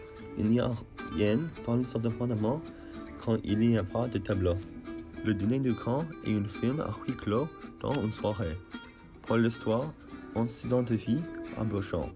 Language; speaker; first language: French; non-native, learner; English